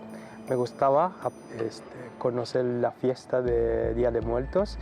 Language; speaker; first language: Spanish; non-native, learner; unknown